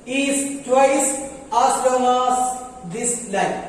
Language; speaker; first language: English; non-native, local second language; Malayalam